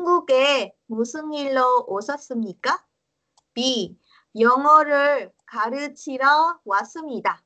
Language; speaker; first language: Korean; non-native, fluent; Vietnamese